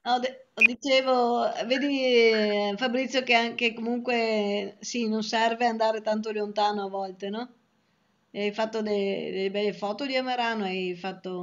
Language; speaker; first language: Italian; native; Italian